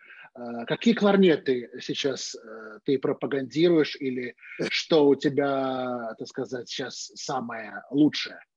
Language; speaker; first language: Russian; native; Russian